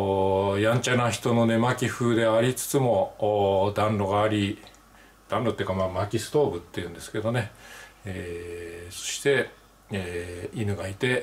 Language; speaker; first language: Japanese; native; Japanese